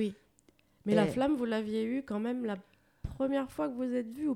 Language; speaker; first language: French; native; French